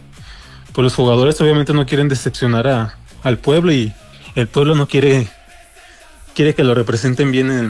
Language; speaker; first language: Spanish; native; Spanish